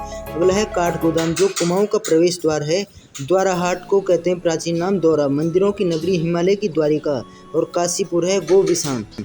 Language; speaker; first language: Hindi; native; Hindi